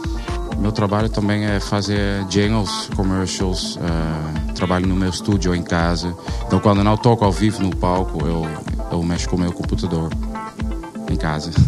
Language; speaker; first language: Portuguese; non-native, learner; Dutch